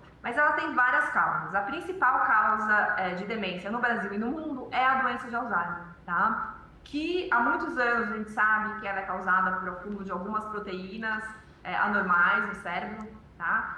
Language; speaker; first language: Portuguese; native; Portuguese